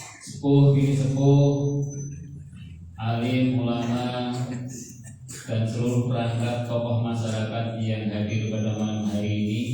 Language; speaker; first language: Indonesian; native; Indonesian